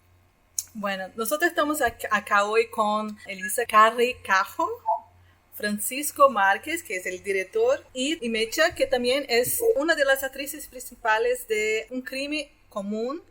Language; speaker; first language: Spanish; non-native, fluent; Portuguese